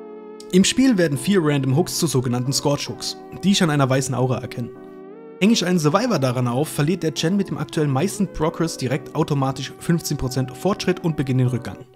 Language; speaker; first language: German; native; German